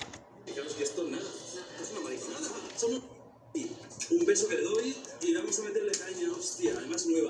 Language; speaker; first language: Spanish; native; Spanish